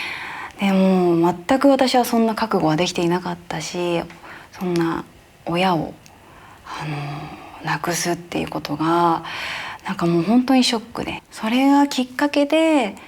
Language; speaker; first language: Japanese; native; Japanese